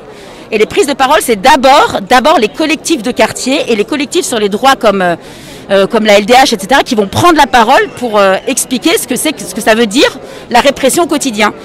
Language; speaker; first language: French; native; French